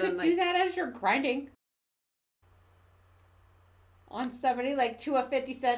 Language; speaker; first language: English; native; English